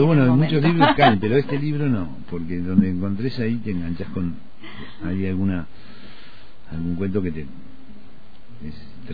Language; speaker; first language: Spanish; native; Spanish